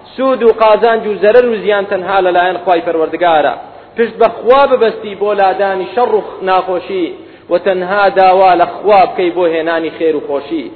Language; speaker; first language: Central Kurdish; native; Central Kurdish